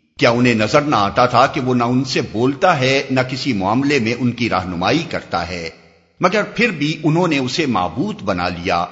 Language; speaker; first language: Urdu; native; Urdu